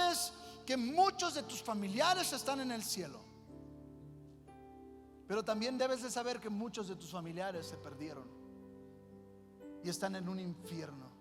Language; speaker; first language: Spanish; native; Spanish